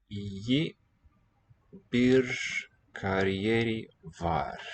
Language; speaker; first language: Turkish; non-native, learner; English